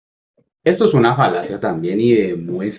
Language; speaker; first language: Spanish; native; Spanish